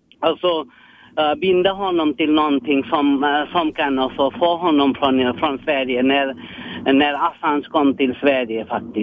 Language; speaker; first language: Swedish; non-native, fluent; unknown